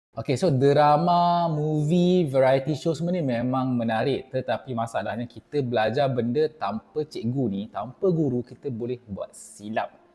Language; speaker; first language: Malay; native; Malay